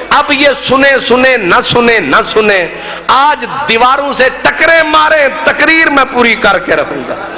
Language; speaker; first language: Urdu; non-native, local second language; Punjabi